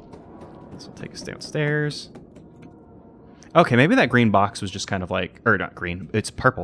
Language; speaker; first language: English; native; English